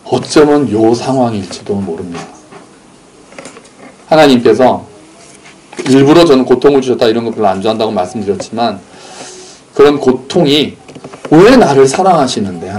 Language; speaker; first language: Korean; native; Korean